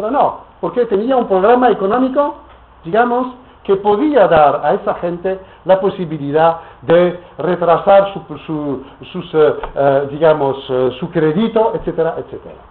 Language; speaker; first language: Spanish; non-native, fluent; French